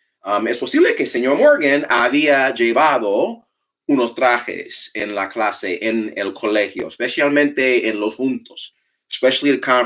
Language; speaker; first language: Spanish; non-native, fluent; English